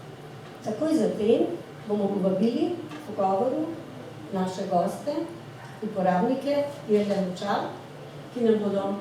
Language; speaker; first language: Slovenian; native; Slovenian